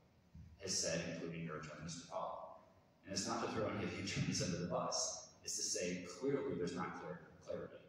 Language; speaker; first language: English; native; English